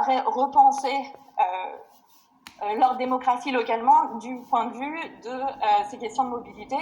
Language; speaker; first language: French; native; French